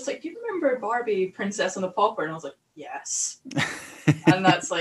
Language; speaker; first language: English; native; English